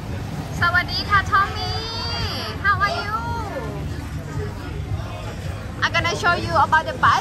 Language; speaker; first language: English; non-native, learner; Thai